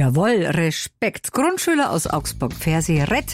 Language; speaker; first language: German; native; German